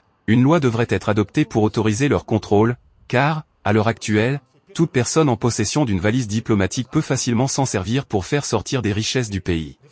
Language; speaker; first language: French; non-native, local second language; Malagasy